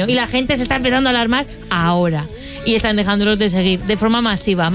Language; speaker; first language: Spanish; native; Spanish